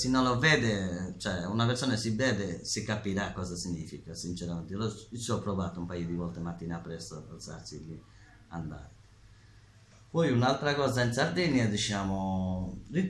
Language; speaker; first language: Italian; non-native, learner; Bangla